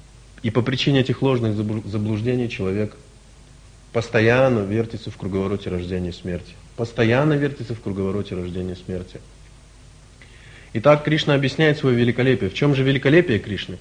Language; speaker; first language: Russian; native; Russian